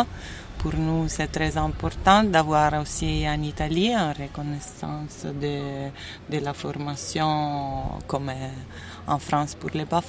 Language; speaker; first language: French; non-native, fluent; Italian